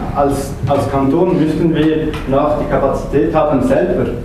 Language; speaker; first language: German; non-native, fluent; French